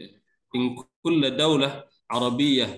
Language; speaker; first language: Arabic; non-native, learner; Indonesian